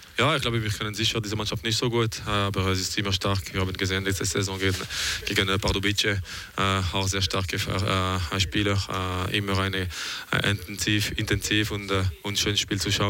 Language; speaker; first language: German; non-native, local second language; French